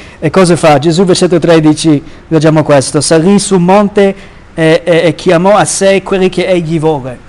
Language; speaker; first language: Italian; non-native, fluent; English